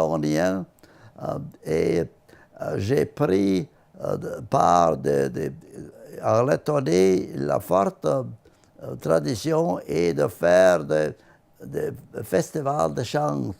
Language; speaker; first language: French; non-native, learner; Latvian